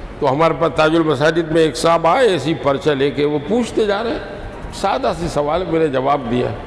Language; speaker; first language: Urdu; native; Urdu